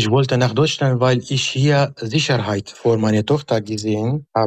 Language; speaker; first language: German; non-native, learner; Arabic